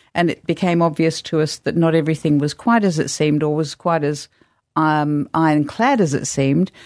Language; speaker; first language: English; native; English